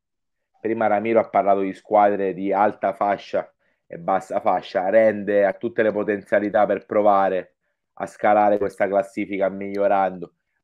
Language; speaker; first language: Italian; native; Italian